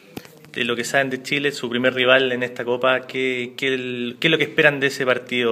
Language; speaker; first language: Spanish; native; Spanish